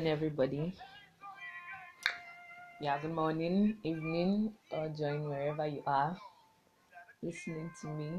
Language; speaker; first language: English; non-native, local second language; Igbo